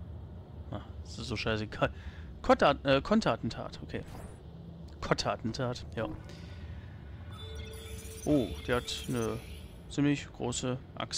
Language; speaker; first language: German; native; German